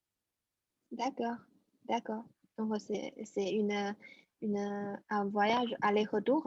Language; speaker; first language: French; non-native, fluent; Chinese